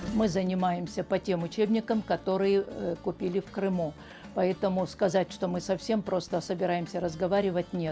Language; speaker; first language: Russian; native; Russian